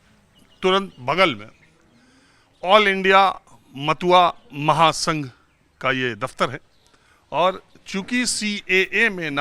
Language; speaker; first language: Hindi; native; Hindi